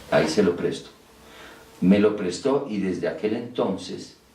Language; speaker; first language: Spanish; early bilingual, other home language; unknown